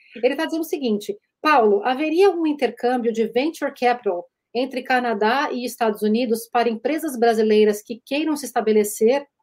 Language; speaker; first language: Portuguese; native; Portuguese